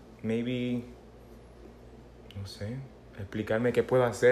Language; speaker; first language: Spanish; early bilingual, heritage; Spanish